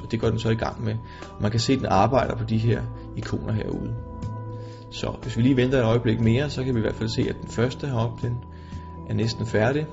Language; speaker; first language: Danish; native; Danish